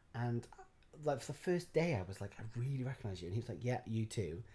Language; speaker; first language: English; native; English